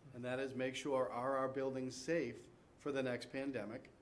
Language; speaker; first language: English; native; English